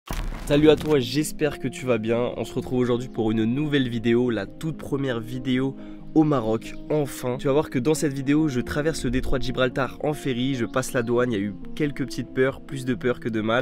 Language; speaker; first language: French; native; French